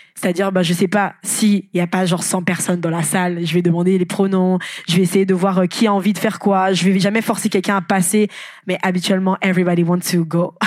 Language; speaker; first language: French; non-native, local second language; Lingala